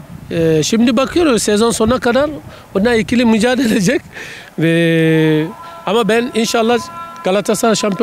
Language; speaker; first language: Turkish; non-native, learner; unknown